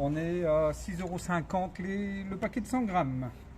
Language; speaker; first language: French; native; French